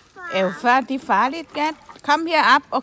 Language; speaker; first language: Danish; non-native, learner; Thai